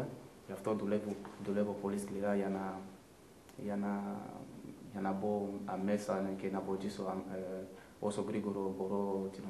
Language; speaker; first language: Greek; non-native, fluent; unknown